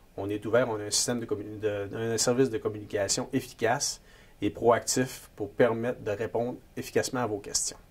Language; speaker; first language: French; native; French